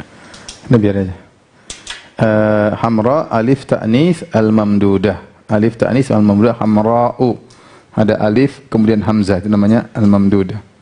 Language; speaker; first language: Indonesian; native; Indonesian